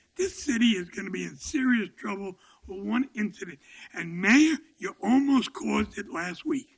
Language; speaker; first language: English; native; English